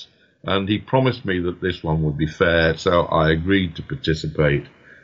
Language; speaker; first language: English; native; English